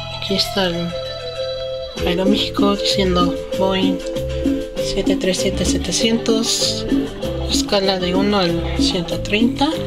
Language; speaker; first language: Spanish; early bilingual, heritage; Spanish